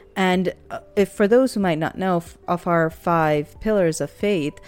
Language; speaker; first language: English; non-native, local second language; Urdu